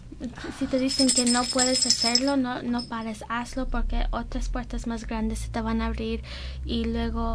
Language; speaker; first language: Spanish; early bilingual, heritage; Spanish